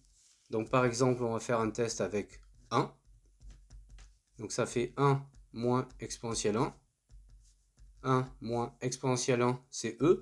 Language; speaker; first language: French; native; French